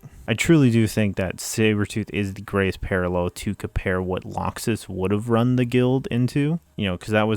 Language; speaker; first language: English; native; English